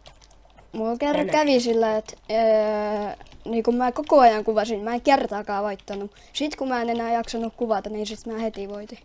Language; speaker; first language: Finnish; native; Finnish